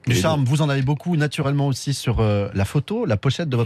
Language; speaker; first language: French; native; French